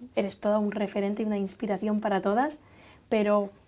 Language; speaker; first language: Spanish; native; Spanish